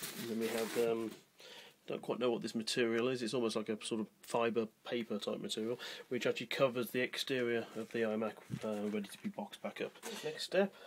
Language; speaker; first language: English; native; English